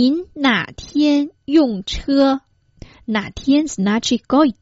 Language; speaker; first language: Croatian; non-native, fluent; Chinese